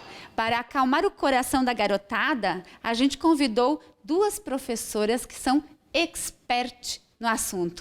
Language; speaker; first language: Portuguese; native; Portuguese